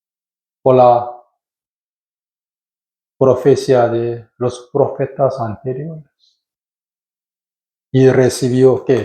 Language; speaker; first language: Spanish; non-native, learner; Korean